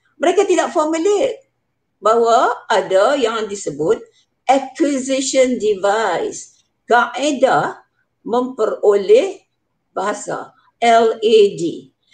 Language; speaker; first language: Malay; native; Malay